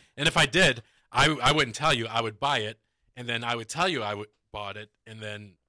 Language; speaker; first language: English; native; English